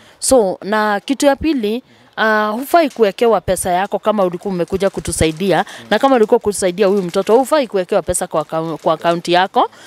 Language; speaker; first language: Swahili; native; Swahili